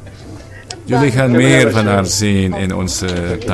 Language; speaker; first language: Dutch; non-native, learner; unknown